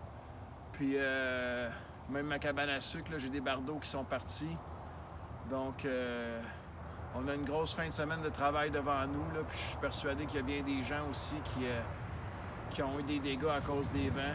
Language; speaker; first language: French; native; French